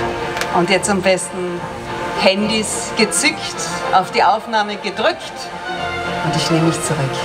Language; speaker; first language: German; native; German